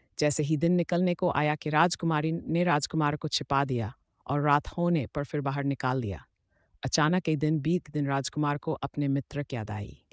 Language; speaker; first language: Hindi; native; Hindi